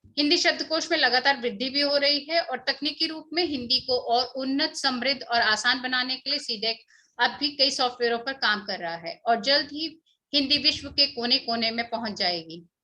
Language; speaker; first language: Hindi; native; Hindi